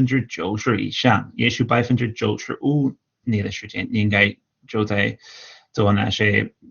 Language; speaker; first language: Chinese; non-native, fluent; English